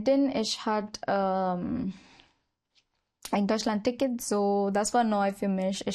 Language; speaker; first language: German; non-native, learner; Marathi